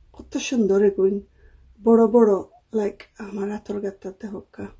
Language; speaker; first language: Bangla; early bilingual, other home language; Sylheti